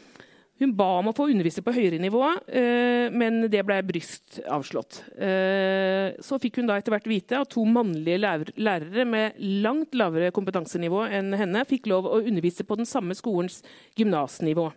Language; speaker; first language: Norwegian; native; Norwegian